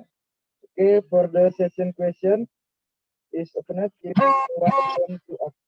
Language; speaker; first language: English; non-native, learner; Indonesian